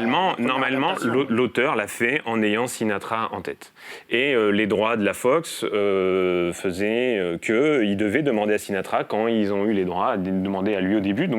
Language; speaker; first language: French; native; French